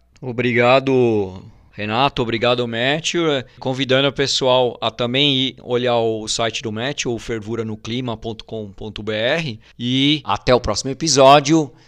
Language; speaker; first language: Portuguese; native; Portuguese